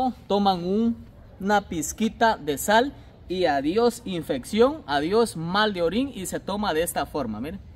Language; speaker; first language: Spanish; native; Spanish